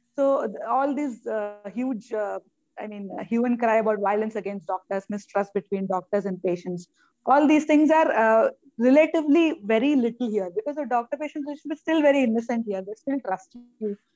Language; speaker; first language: English; non-native, local second language; Malayalam